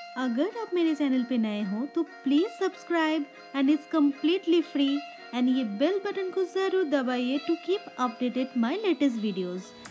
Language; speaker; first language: Hindi; non-native, local second language; Bangla